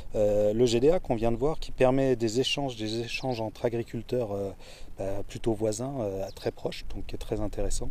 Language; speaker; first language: French; native; French